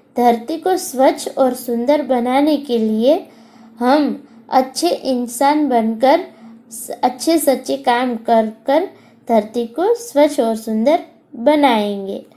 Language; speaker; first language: Hindi; non-native, local second language; Gujarati